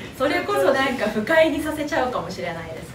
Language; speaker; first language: Japanese; native; Japanese